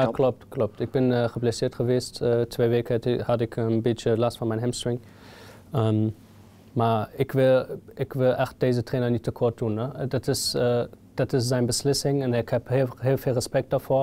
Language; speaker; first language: Dutch; non-native, fluent; German